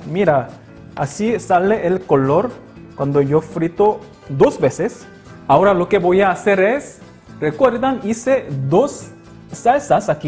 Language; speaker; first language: Spanish; non-native, local second language; Korean